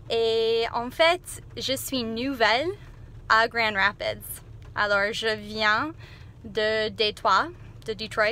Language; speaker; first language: French; non-native, fluent; English